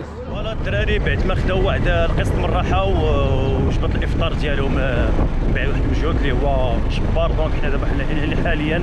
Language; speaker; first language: Arabic; native; Arabic